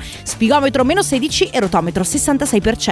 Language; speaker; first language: Italian; native; Italian